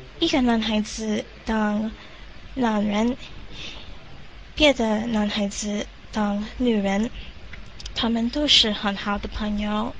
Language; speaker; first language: Chinese; non-native, learner; English